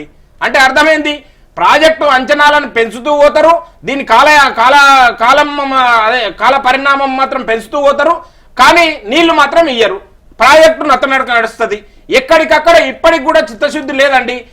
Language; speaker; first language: Telugu; native; Telugu